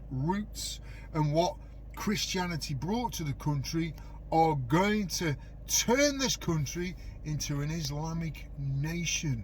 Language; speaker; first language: English; native; English